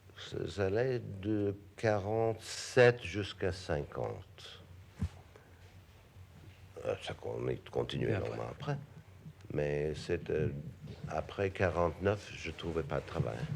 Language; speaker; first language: French; non-native, fluent; English